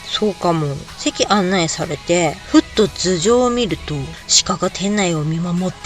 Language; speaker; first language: Japanese; native; Japanese